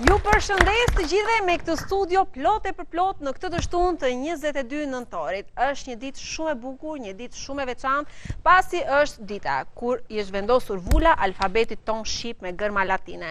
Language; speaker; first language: Albanian; native; Albanian